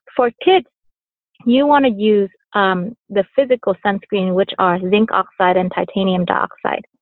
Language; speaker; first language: English; early bilingual, other home language; Vietnamese